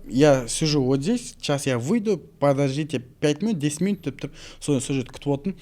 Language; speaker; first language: Russian; non-native, local second language; Kazakh